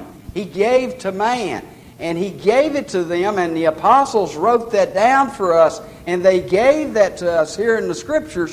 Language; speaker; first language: English; native; English